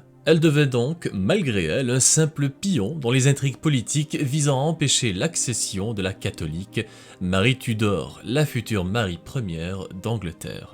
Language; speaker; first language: French; native; French